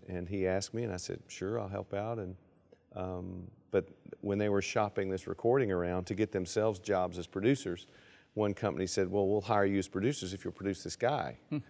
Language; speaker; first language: English; native; English